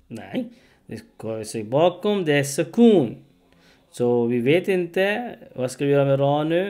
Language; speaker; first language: Swedish; non-native, fluent; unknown